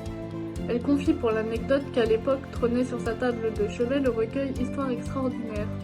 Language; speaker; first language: French; native; French